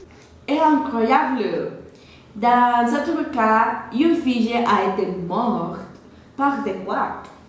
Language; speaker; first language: French; non-native, learner; Spanish